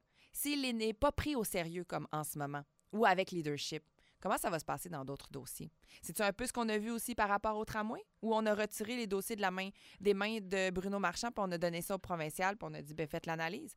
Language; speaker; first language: French; native; French